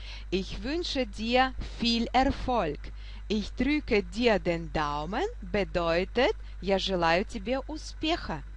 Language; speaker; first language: German; non-native, fluent; Russian